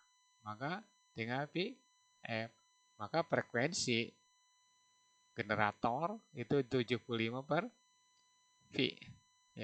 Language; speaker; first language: Indonesian; native; Indonesian